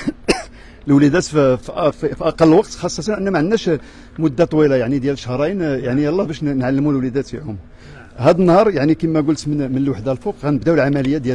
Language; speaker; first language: Arabic; native; Arabic